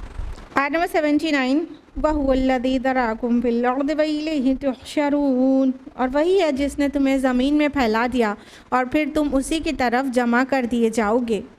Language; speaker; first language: Urdu; native; Urdu